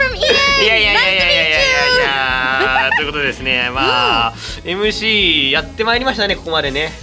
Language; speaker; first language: Japanese; native; Japanese